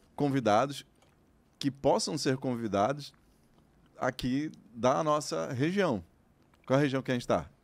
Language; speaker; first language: Portuguese; native; Portuguese